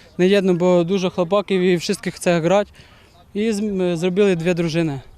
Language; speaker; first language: Polish; non-native, learner; Ukrainian